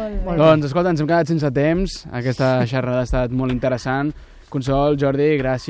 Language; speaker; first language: Catalan; native; Catalan